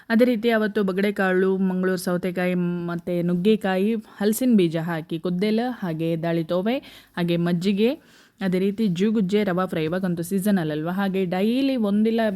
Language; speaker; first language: Kannada; native; Kannada